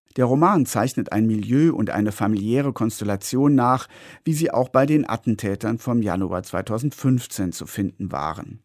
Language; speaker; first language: German; native; German